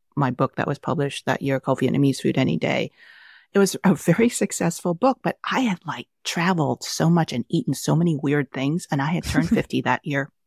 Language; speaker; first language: English; early bilingual, other home language; Vietnamese